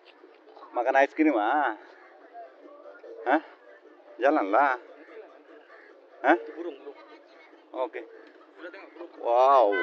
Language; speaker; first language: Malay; non-native, learner; Bangla